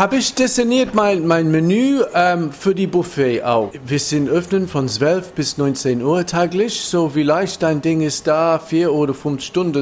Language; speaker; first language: German; non-native, learner; English